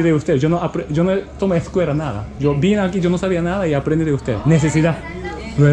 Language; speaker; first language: Spanish; non-native, learner; Japanese